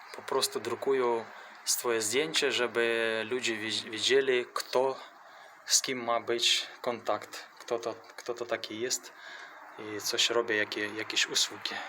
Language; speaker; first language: Polish; non-native, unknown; Ukrainian